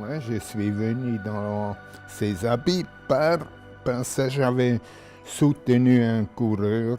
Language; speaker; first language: French; non-native, local second language; German